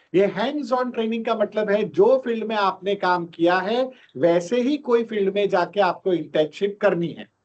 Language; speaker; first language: Hindi; non-native, local second language; Gujarati